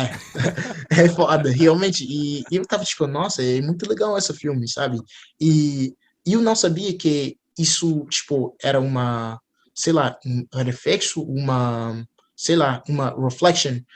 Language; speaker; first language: Portuguese; non-native, fluent; English